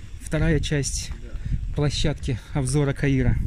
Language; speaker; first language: Russian; native; Russian